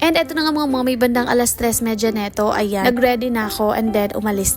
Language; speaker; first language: Filipino; non-native, local second language; Cebuano